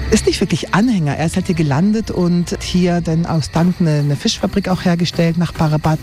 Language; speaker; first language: German; native; German